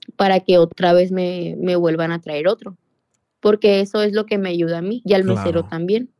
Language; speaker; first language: Spanish; native; Spanish